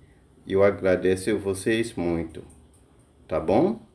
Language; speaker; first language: Portuguese; non-native, fluent; Haitian Creole